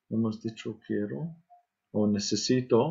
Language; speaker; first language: Spanish; non-native, fluent; Arabic